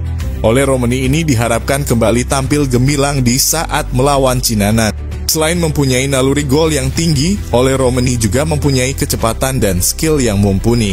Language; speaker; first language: Indonesian; native; Indonesian